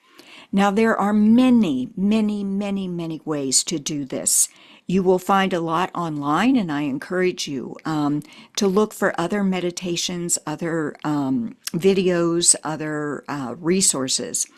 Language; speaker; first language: English; native; English